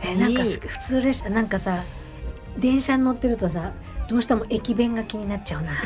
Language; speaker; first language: Japanese; native; Japanese